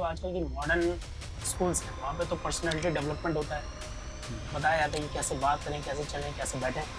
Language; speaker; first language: Hindi; native; Hindi